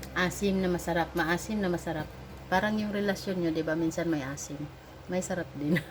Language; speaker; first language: Filipino; non-native, local second language; Cebuano